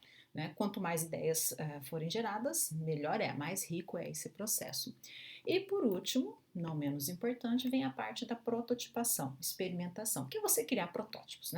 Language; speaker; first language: Portuguese; native; Portuguese